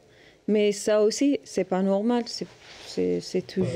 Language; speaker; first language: French; non-native, learner; Persian